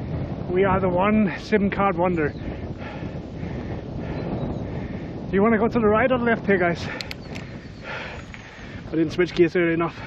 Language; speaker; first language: English; non-native, fluent; Danish